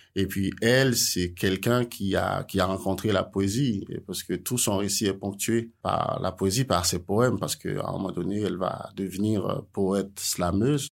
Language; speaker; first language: French; non-native, local second language; Haitian Creole